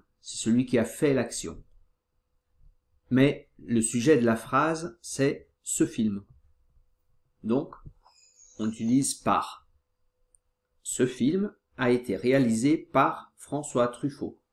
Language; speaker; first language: French; non-native, fluent; Portuguese